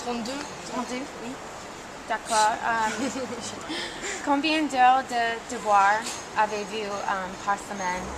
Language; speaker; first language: French; non-native, learner; English